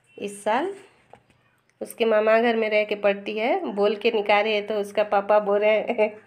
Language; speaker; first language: Hindi; non-native, local second language; Bangla